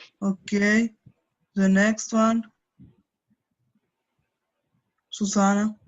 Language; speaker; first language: English; non-native, fluent; Ukrainian